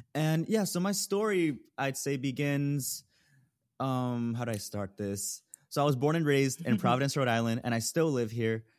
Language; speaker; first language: English; early bilingual, other home language; Spanish